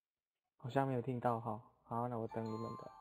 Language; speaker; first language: Chinese; non-native, fluent; Indonesian